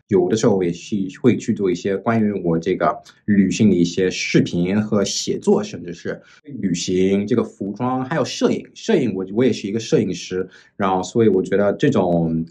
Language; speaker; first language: Chinese; non-native, fluent; English